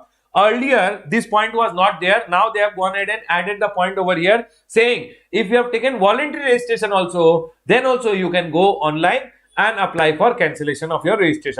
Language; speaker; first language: English; non-native, local second language; Hindi